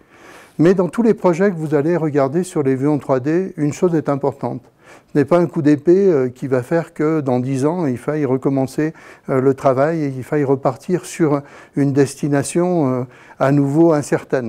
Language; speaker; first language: French; native; French